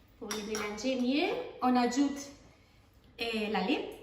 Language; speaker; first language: French; non-native, fluent; Spanish